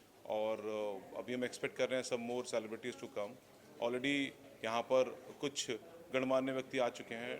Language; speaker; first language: Hindi; native; Hindi